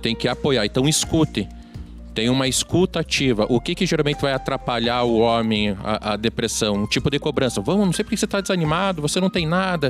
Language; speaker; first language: Portuguese; native; Portuguese